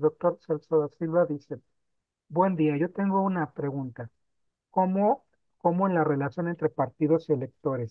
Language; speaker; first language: Spanish; native; Spanish